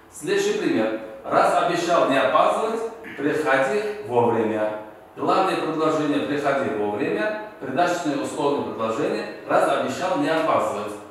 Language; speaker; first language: Russian; non-native, local second language; Uzbek